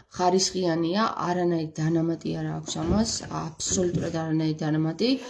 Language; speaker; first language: Georgian; native; Georgian